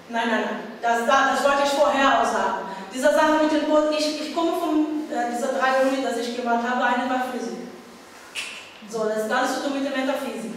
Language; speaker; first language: German; non-native, learner; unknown